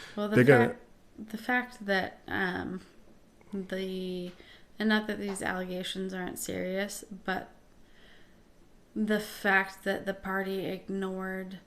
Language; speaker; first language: English; native; English